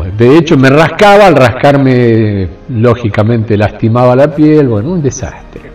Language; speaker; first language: Spanish; native; Spanish